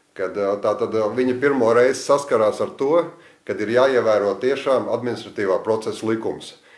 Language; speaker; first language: Latvian; native; Latvian